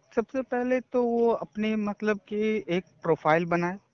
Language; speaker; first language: Hindi; native; Hindi